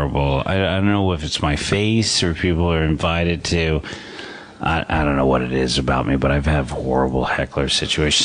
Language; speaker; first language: English; native; English